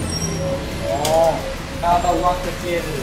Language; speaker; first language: Indonesian; non-native, learner; Korean